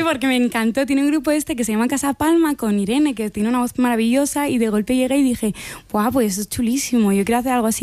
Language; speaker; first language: Spanish; native; Spanish